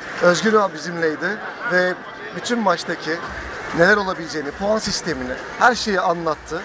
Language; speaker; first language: Turkish; native; Turkish